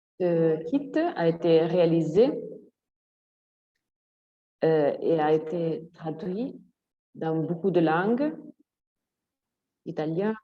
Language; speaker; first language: French; non-native, fluent; Italian